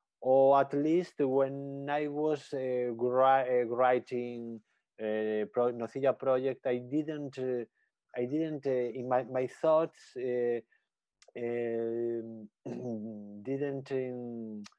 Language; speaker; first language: English; non-native, learner; Spanish